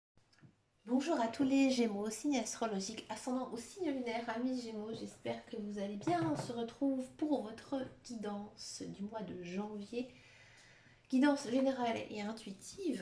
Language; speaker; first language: French; native; French